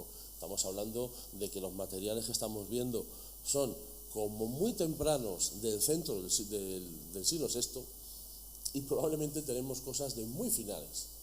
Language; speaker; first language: Spanish; native; Spanish